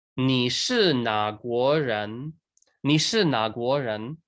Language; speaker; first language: Chinese; non-native, fluent; English